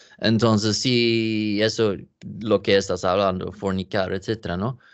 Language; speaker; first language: Spanish; non-native, learner; Swedish